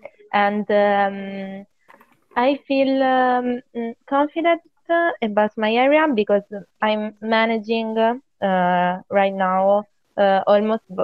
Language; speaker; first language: English; non-native, fluent; Italian